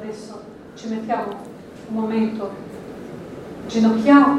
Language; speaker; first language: Italian; non-native, fluent; Croatian